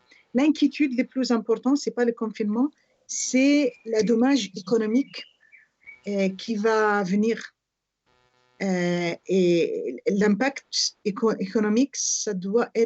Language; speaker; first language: French; non-native, fluent; Arabic